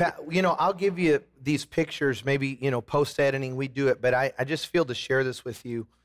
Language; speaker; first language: English; native; English